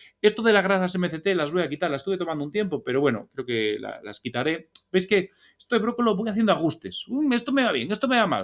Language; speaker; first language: Spanish; native; Spanish